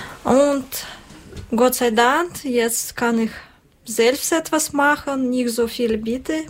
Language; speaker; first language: German; non-native, learner; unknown